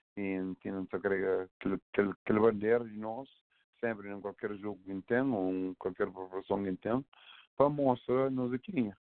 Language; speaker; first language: Portuguese; non-native, local second language; Kabuverdianu